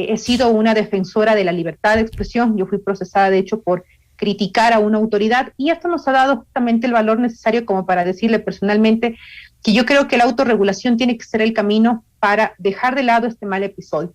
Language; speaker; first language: Spanish; native; Spanish